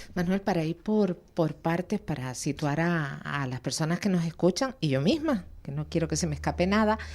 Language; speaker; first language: Spanish; native; Spanish